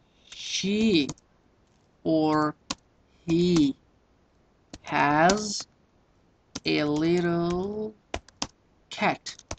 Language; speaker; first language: English; non-native, fluent; Azerbaijani